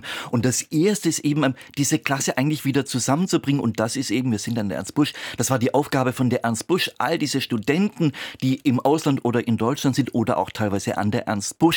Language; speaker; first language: German; native; German